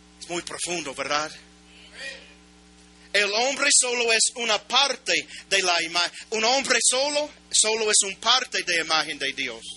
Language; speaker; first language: Spanish; non-native, learner; English